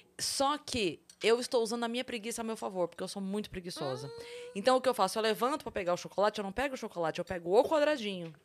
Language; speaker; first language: Portuguese; native; Portuguese